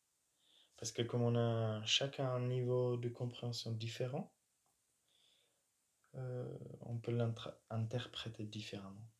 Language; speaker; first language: French; non-native, fluent; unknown